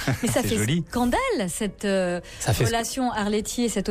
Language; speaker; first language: French; native; French